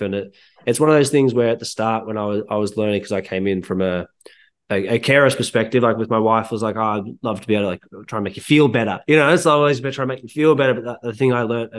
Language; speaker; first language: English; native; English